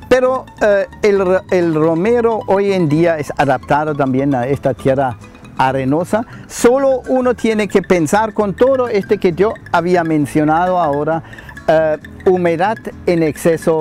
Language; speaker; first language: Spanish; non-native, fluent; German